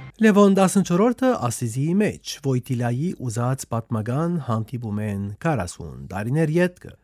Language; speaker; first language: Armenian; native; Armenian